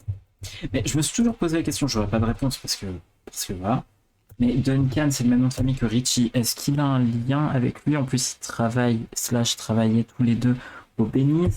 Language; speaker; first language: French; native; French